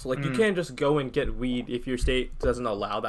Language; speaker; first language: English; native; English